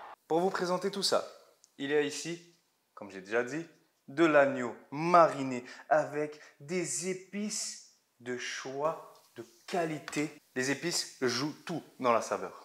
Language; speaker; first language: French; native; French